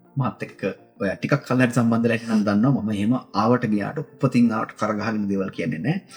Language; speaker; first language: Sinhala; native; Sinhala